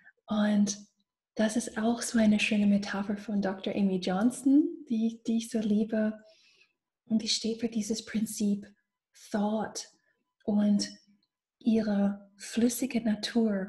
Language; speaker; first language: German; non-native, fluent; English